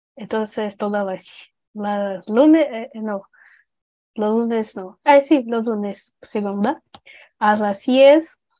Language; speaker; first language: Spanish; non-native, fluent; Portuguese